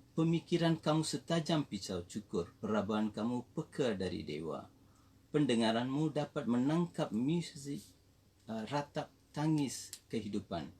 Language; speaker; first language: Malay; non-native, local second language; Tamil